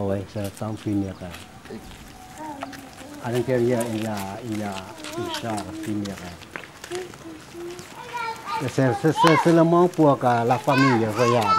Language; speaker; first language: French; non-native, fluent; Lao